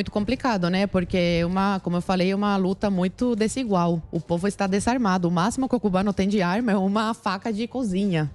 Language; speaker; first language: Portuguese; non-native, fluent; Spanish